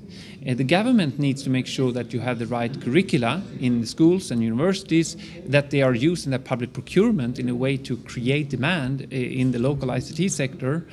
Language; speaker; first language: English; non-native, fluent; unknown